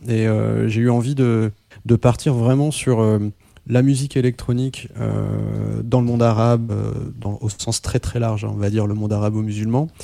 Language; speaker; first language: French; non-native, local second language; Arabic